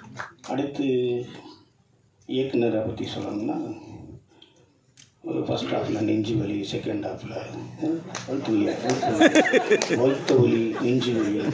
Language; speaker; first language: Tamil; native; Tamil